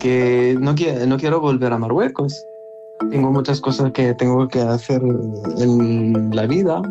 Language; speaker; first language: Spanish; non-native, local second language; Arabic